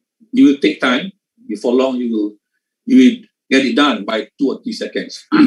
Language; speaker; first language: English; non-native, local second language; Malay